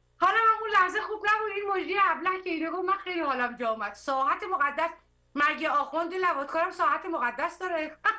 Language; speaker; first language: Persian; early bilingual, heritage; Persian